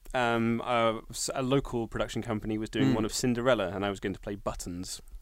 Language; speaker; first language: English; native; English